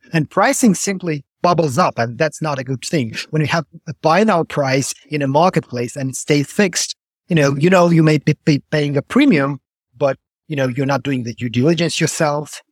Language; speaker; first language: English; non-native, fluent; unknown